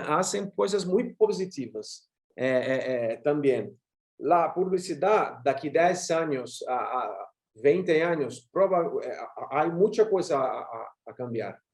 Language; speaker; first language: Spanish; non-native, learner; Portuguese